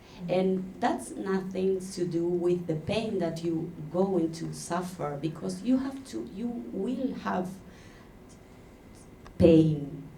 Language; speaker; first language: English; non-native, learner; Spanish